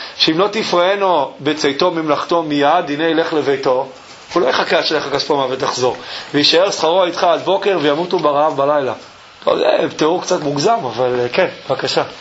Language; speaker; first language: Hebrew; early bilingual, other home language; English